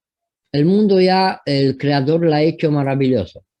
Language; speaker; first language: Spanish; non-native, fluent; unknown